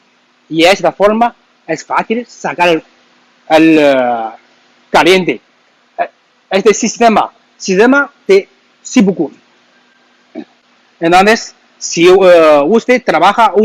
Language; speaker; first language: Spanish; non-native, learner; Chinese